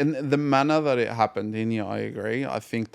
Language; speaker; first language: English; native; English